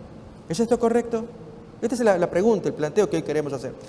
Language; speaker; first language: Spanish; native; Spanish